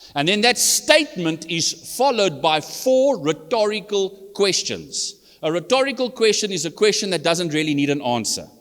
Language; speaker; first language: English; non-native, local second language; Afrikaans